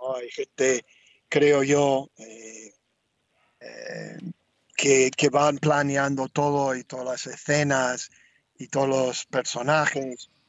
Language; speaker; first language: Spanish; non-native, fluent; English